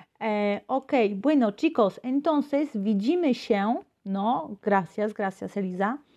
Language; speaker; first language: Spanish; non-native, fluent; Polish